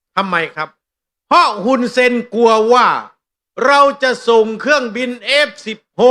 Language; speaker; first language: Thai; non-native, local second language; Northeastern Thai